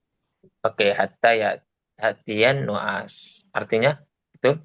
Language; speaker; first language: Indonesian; native; Indonesian